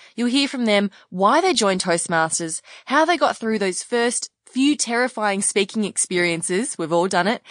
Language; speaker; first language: English; native; English